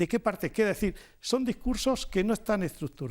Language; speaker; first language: Spanish; native; Spanish